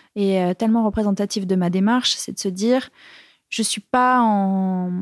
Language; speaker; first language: French; native; French